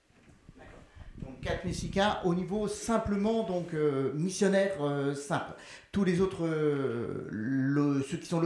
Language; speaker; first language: French; native; French